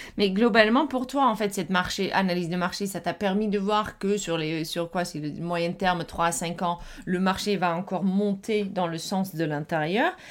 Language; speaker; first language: French; non-native, fluent; Dutch